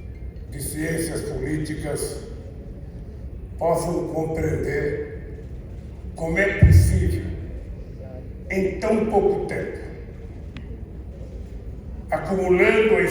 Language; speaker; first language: Portuguese; native; Portuguese